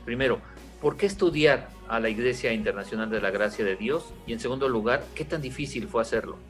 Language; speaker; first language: Spanish; native; Spanish